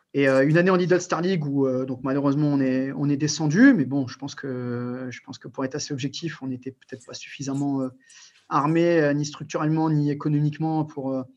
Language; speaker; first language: French; early bilingual, other home language; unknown